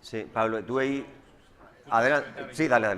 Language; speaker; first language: Spanish; native; Spanish